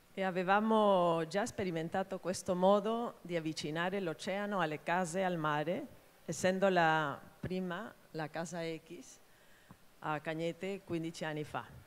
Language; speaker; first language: Italian; non-native, fluent; Spanish